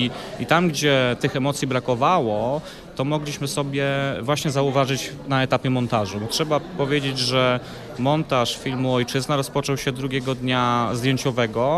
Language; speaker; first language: Polish; native; Polish